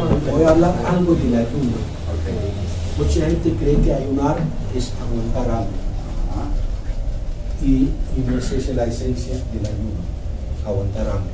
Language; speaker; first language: Spanish; non-native, fluent; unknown